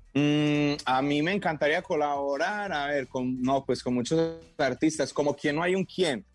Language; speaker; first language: Spanish; native; Spanish